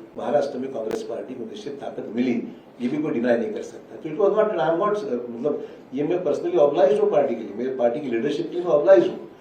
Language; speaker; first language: Hindi; non-native, local second language; Marathi